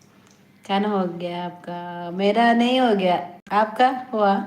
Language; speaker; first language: Hindi; non-native, local second language; Tulu